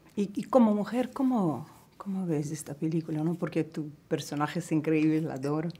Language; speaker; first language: Spanish; non-native, learner; Portuguese